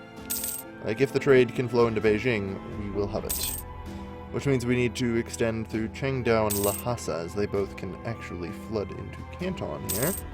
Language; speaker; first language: English; native; English